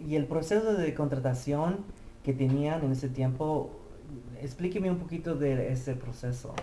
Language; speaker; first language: Spanish; early bilingual, heritage; Spanish